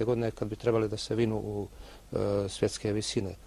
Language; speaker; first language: Bosnian; native; Bosnian